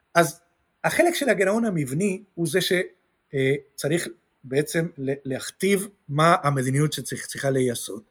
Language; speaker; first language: Hebrew; non-native, fluent; Spanish